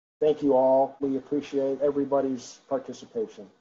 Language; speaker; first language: English; native; English